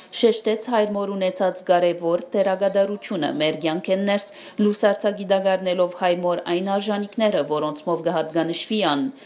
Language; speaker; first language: Armenian; early bilingual, heritage; Armenian